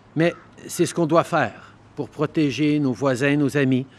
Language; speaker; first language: French; early bilingual, heritage; French